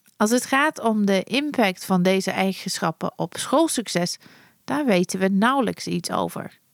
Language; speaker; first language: Dutch; non-native, fluent; English